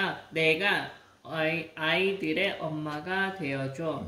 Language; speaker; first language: Korean; native; Korean